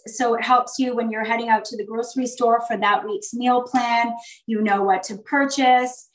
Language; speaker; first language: English; native; English